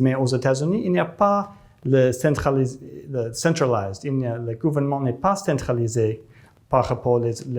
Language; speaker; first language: French; non-native, learner; English